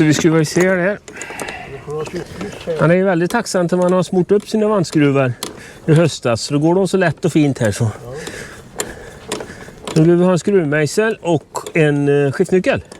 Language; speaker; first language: Swedish; native; Swedish